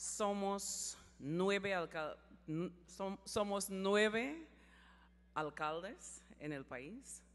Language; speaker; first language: Spanish; non-native, learner; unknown